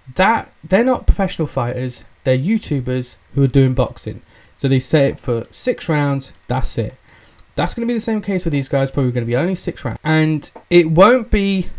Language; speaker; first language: English; native; English